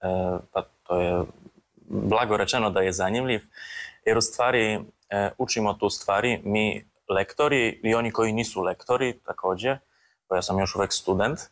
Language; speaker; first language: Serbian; non-native, fluent; Polish